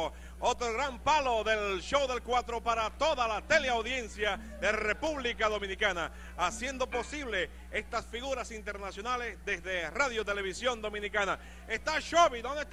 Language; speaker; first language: Spanish; native; Spanish